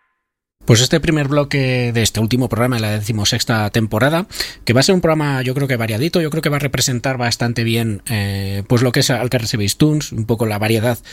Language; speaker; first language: Spanish; native; Spanish